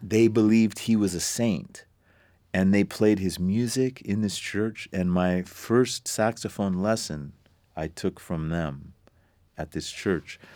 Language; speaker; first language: English; native; English